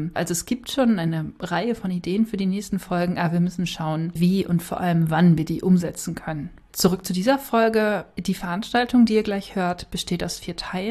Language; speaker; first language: German; native; German